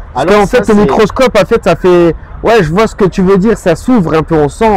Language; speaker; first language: French; native; French